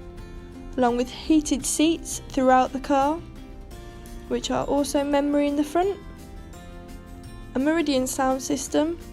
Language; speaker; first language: English; native; English